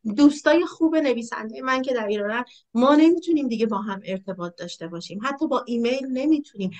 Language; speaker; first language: Persian; native; Persian